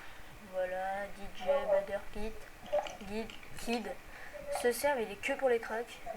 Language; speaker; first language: French; native; French